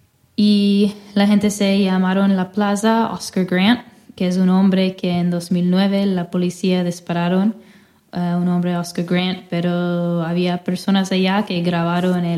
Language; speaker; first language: Spanish; non-native, fluent; English